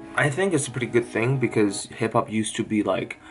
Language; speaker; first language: English; non-native, fluent; Chinese